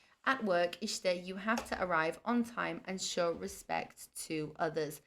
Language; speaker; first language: English; non-native, fluent; Turkish